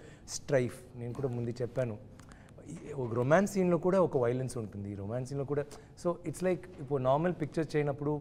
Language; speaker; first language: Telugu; non-native, learner; Tamil